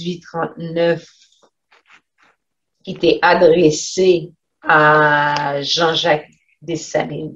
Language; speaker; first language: French; non-native, local second language; Haitian Creole